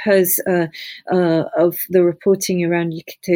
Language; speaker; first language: English; native; English